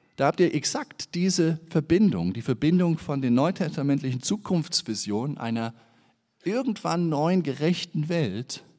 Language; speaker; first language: German; native; German